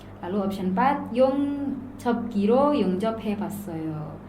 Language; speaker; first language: Korean; non-native, fluent; Indonesian